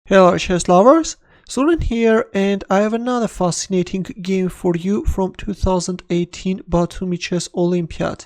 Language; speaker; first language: English; non-native, fluent; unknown